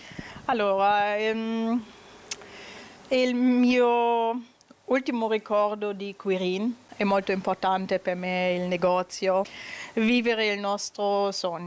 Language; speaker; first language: Italian; non-native, learner; German